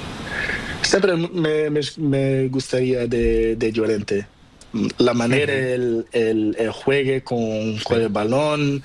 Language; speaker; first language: Spanish; non-native, learner; Portuguese